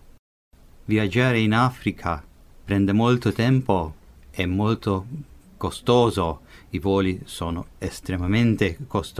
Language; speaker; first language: Italian; non-native, fluent; Hungarian